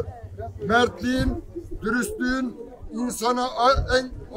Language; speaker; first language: Turkish; native; Turkish